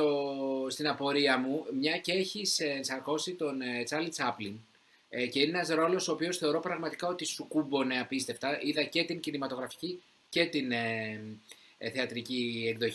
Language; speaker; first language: Greek; native; Greek